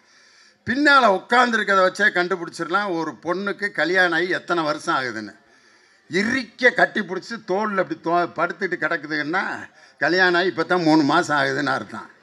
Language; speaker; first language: Tamil; native; Tamil